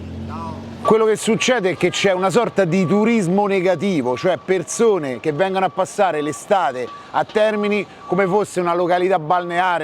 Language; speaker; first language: Italian; native; Italian